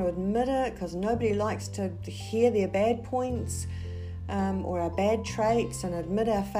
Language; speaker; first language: English; native; English